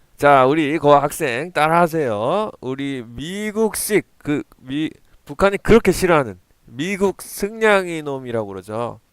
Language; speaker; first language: Korean; native; Korean